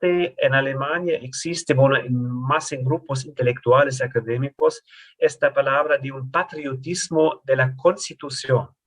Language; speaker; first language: Spanish; non-native, fluent; German